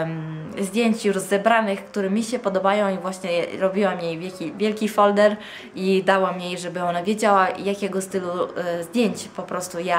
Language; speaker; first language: Polish; non-native, fluent; Italian